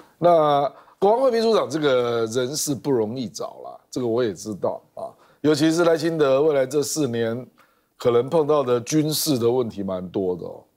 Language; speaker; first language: Chinese; native; Chinese